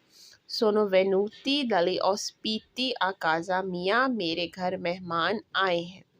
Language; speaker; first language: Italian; non-native, learner; Urdu